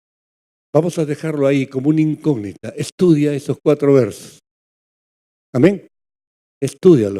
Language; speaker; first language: Spanish; native; Spanish